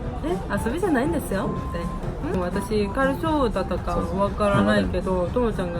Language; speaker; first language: Japanese; non-native, fluent; Korean